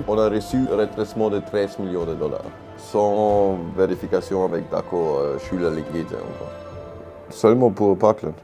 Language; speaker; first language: French; non-native, learner; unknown